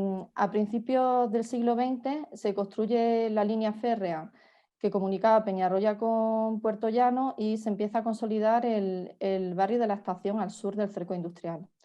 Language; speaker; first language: Spanish; native; Spanish